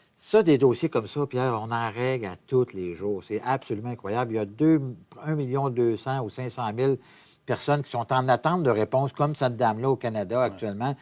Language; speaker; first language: French; native; French